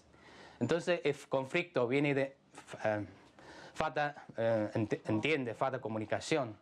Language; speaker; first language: Spanish; non-native, learner; Chinese